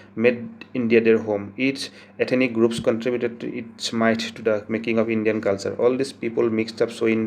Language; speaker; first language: English; non-native, local second language; Assamese